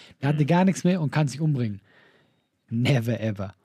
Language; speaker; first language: German; native; German